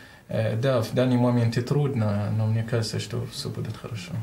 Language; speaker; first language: Russian; non-native, learner; Arabic